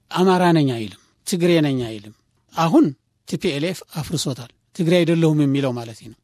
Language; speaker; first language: Amharic; non-native, local second language; Tigrinya